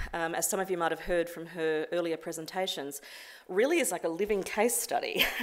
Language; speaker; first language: English; native; English